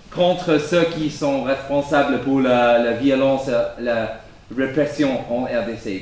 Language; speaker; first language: French; non-native, fluent; English